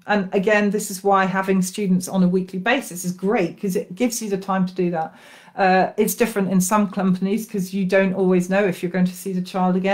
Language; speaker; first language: English; native; English